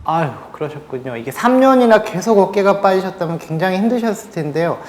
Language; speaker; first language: Korean; native; Korean